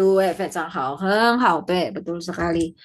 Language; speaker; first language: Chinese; non-native, fluent; Indonesian